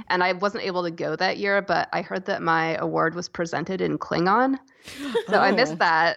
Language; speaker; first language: English; native; English